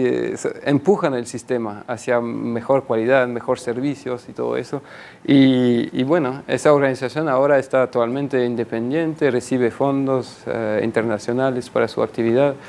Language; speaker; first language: Spanish; non-native, fluent; French